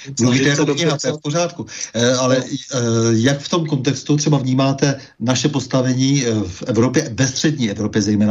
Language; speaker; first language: Czech; native; Czech